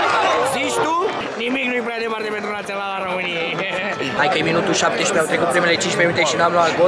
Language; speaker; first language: Romanian; native; Romanian